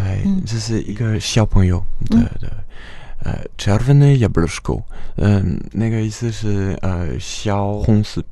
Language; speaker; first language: Chinese; non-native, fluent; French